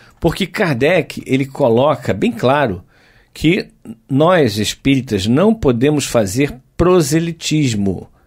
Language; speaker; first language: Portuguese; native; Portuguese